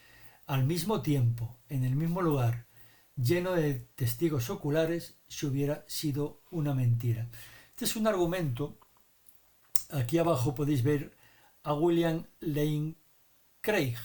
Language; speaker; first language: Spanish; native; Spanish